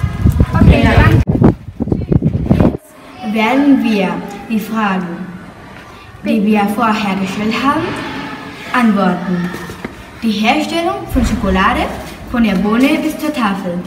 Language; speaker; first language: German; non-native, learner; Spanish